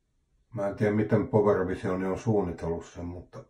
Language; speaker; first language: Finnish; native; Finnish